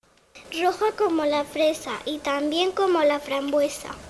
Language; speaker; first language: Spanish; native; Spanish